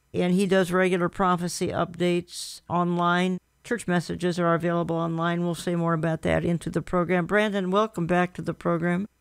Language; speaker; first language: English; native; English